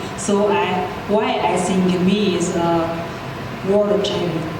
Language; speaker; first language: English; non-native, learner; Chinese